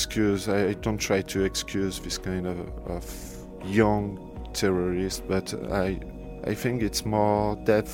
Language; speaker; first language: English; non-native, fluent; French